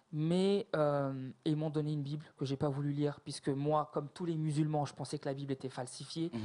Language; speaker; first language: French; native; French